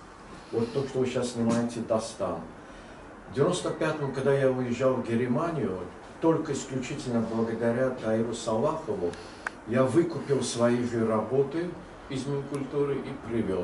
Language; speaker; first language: Russian; non-native, local second language; Azerbaijani